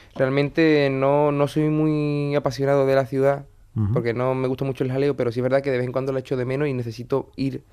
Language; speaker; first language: Spanish; native; Spanish